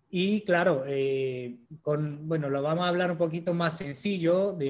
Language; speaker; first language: Spanish; non-native, fluent; Romanian